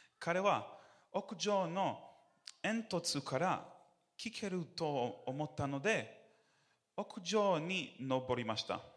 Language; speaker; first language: Japanese; non-native, learner; English